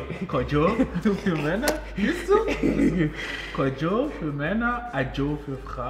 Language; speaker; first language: German; non-native, fluent; Ewe